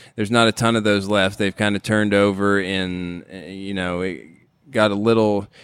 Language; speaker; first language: English; native; English